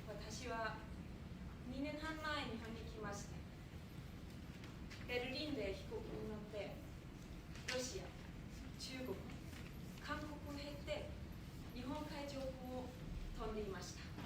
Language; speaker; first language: Japanese; non-native, fluent; German